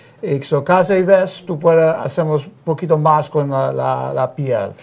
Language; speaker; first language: Spanish; non-native, learner; English